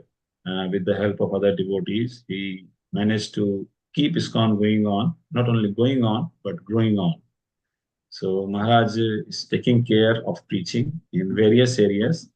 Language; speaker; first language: English; non-native, local second language; Hindi